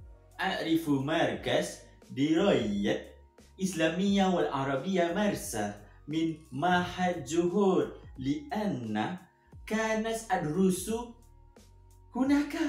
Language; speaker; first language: Arabic; non-native, learner; Malay